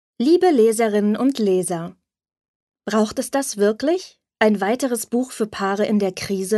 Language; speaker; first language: German; native; German